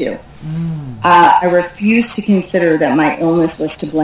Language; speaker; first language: English; native; English